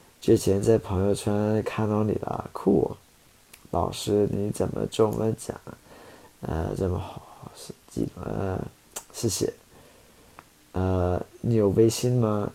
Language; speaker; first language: Chinese; non-native, fluent; English